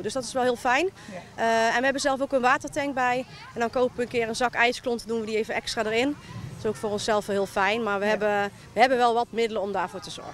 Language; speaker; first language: Dutch; native; Dutch